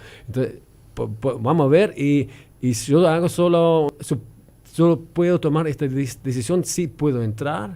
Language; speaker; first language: Spanish; non-native, fluent; German